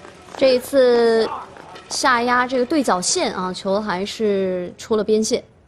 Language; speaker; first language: Chinese; native; Chinese